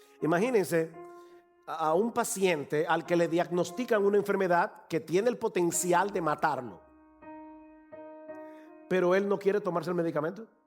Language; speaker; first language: Spanish; native; Spanish